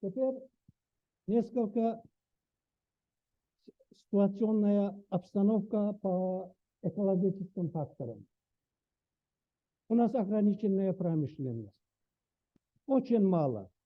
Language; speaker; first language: Russian; native; Russian